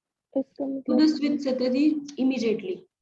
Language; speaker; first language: French; non-native, fluent; Hindi